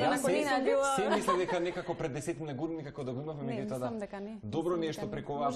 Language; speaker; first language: Macedonian; native; Macedonian